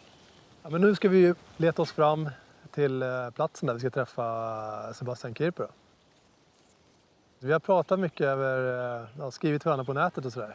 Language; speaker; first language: Swedish; native; Swedish